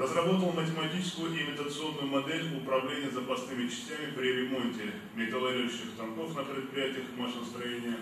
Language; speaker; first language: Russian; native; Russian